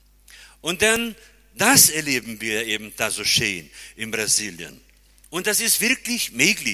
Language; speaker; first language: German; early bilingual, heritage; German